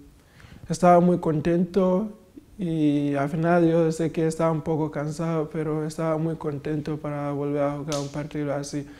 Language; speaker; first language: Spanish; non-native, fluent; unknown